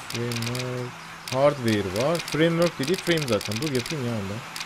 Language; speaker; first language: Turkish; native; Turkish